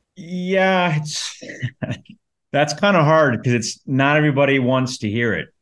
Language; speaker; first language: English; native; English